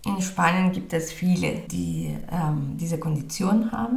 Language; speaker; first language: German; non-native, fluent; Spanish